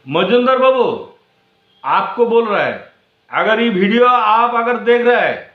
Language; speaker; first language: Hindi; non-native, local second language; Bangla